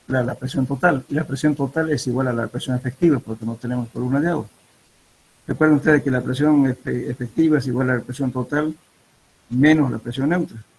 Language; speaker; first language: Spanish; native; Spanish